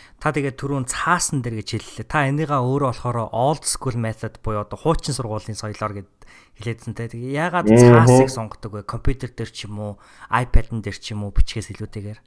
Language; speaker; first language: Mongolian; native; Mongolian